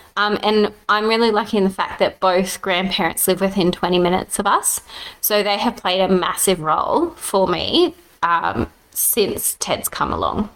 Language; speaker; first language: English; native; English